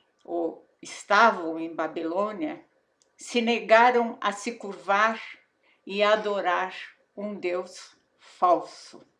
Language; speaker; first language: Portuguese; native; Portuguese